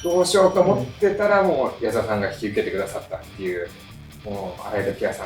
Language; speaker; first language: Japanese; native; Japanese